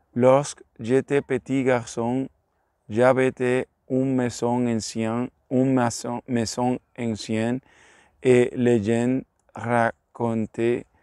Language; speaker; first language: French; non-native, learner; Spanish